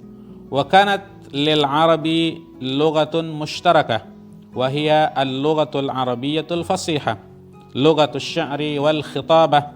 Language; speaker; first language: Arabic; non-native, fluent; Indonesian